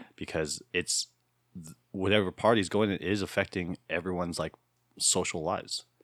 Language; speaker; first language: English; native; English